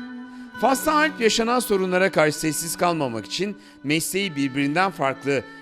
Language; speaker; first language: Turkish; native; Turkish